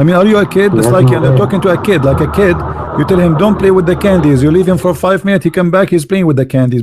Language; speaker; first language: English; non-native, fluent; Arabic